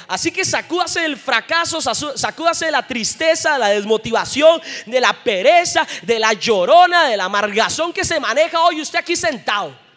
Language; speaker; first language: Spanish; native; Spanish